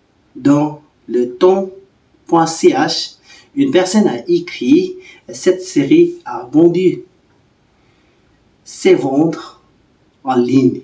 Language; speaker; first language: French; non-native, learner; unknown